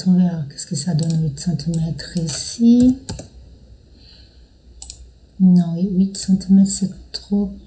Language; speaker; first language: French; non-native, fluent; Portuguese